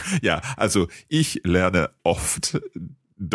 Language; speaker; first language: German; non-native, learner; English